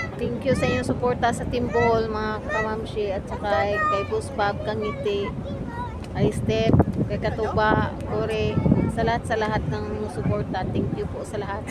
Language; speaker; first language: Filipino; non-native, local second language; Cebuano